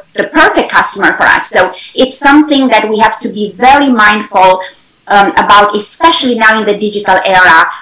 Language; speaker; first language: English; non-native, fluent; Romanian